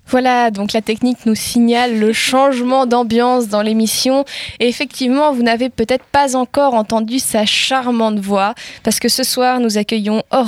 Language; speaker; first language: French; native; French